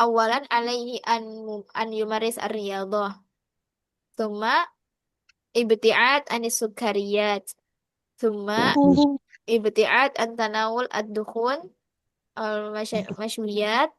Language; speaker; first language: Arabic; non-native, fluent; Indonesian